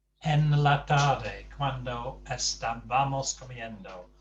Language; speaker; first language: Spanish; non-native, fluent; English